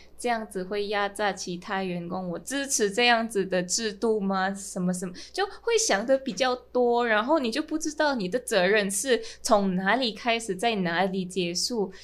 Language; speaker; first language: Chinese; non-native, fluent; Min Nan Chinese